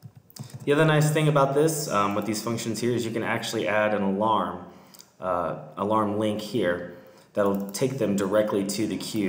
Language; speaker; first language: English; native; English